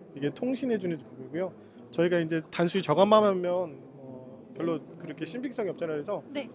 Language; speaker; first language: Korean; native; Korean